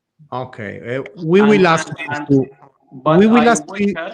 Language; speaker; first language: English; non-native, learner; Italian